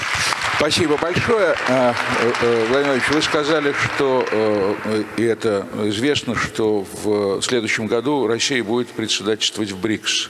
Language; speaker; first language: Russian; native; Russian